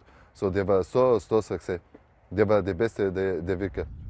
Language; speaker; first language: Danish; non-native, learner; Bulgarian